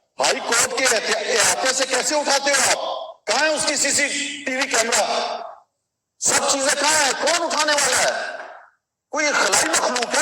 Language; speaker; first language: Urdu; non-native, local second language; Pashto